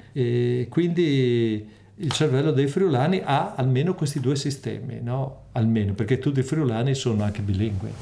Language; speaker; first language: Italian; non-native, local second language; Friulian